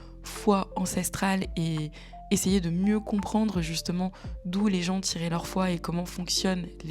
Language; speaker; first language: French; native; French